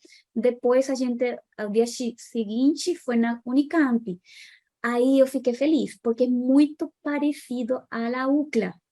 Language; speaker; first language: Portuguese; non-native, fluent; Spanish